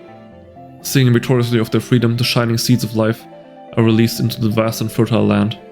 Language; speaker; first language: English; native; English